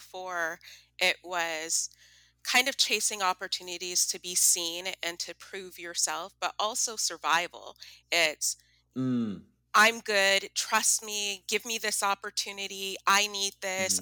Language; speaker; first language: English; native; English